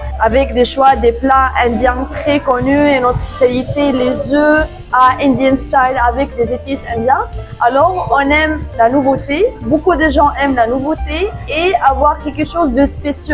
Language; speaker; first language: French; non-native, fluent; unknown